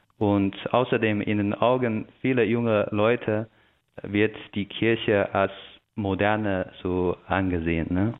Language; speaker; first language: German; non-native, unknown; Chinese